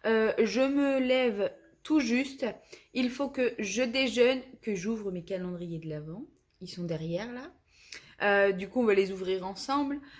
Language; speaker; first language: French; native; French